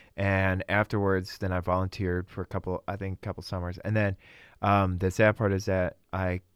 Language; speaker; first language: English; early bilingual, other home language; Russian